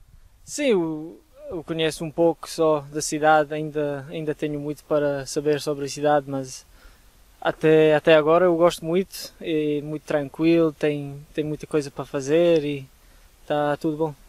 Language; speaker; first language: Portuguese; non-native, fluent; English